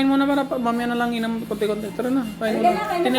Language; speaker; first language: Filipino; non-native, learner; Hindi